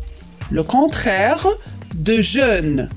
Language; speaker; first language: French; non-native, local second language; Arabic